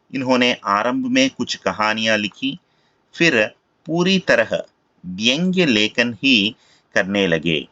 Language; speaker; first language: Hindi; non-native, local second language; Telugu